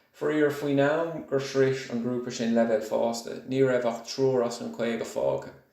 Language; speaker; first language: Irish; non-native, local second language; English